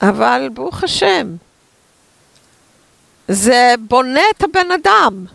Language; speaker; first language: Hebrew; non-native, fluent; English